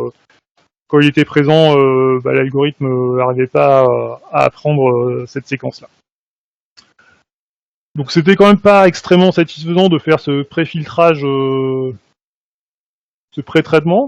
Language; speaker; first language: French; native; French